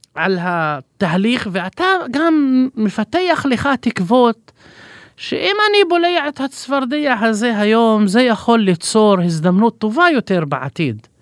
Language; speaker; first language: Hebrew; non-native, local second language; Arabic